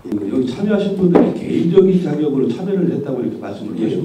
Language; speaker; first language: Korean; native; Korean